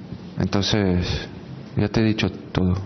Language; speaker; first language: Spanish; non-native, fluent; French